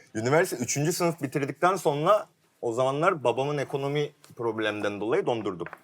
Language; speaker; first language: Turkish; early bilingual, other home language; Korean